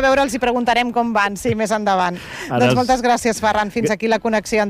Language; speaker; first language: Catalan; native; Catalan